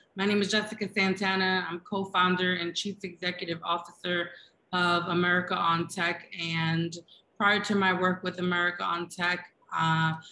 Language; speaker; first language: English; native; English